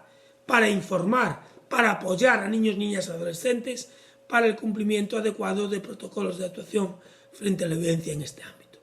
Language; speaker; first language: Spanish; native; Spanish